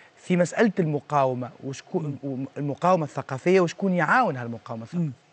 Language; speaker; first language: Arabic; native; Arabic